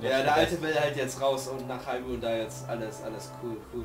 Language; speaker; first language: German; native; German